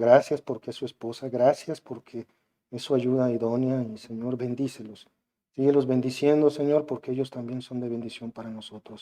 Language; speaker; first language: Spanish; native; Spanish